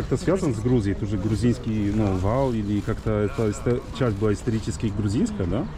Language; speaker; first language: Russian; non-native, fluent; Polish